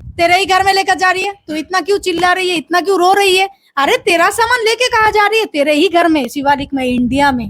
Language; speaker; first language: Hindi; non-native, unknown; Bangla